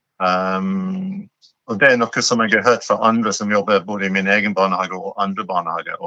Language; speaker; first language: Norwegian; non-native, fluent; English